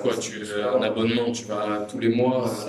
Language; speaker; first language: French; native; French